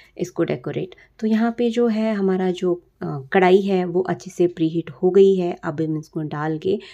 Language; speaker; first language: Hindi; native; Hindi